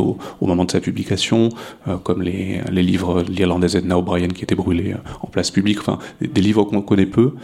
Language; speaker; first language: French; native; French